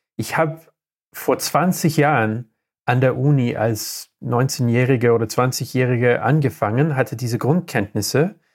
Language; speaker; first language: German; non-native, fluent; English